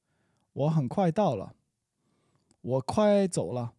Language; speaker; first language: Chinese; non-native, learner; English